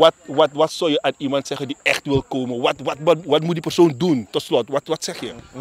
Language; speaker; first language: Dutch; native; Dutch